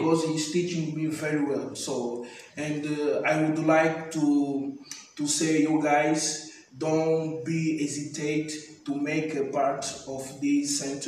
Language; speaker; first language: English; non-native, fluent; Portuguese